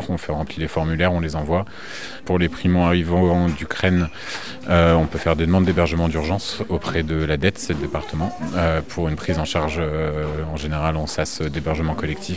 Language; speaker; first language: French; native; French